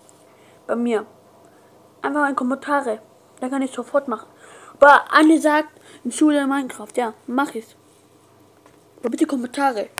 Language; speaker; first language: German; non-native, learner; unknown